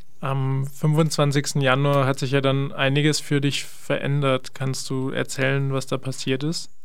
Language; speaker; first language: German; native; German